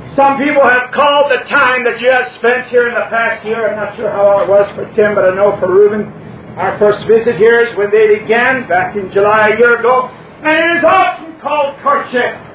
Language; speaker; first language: English; native; English